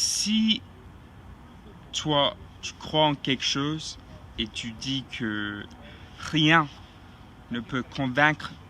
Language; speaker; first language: French; non-native, fluent; English